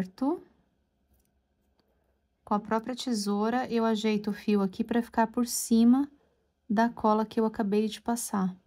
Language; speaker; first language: Portuguese; native; Portuguese